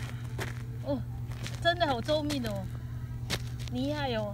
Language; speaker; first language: Chinese; non-native, learner; Filipino